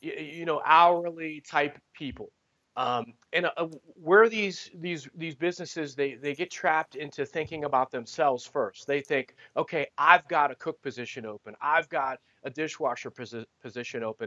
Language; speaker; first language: English; native; English